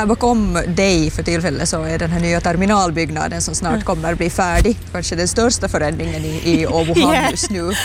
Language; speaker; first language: Swedish; native; Swedish